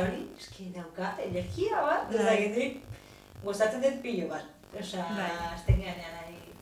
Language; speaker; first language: Basque; non-native, local second language; Spanish